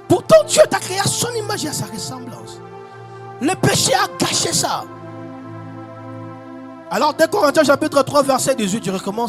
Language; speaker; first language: French; non-native, local second language; Lingala